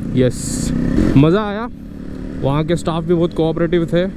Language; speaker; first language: Hindi; non-native, local second language; Odia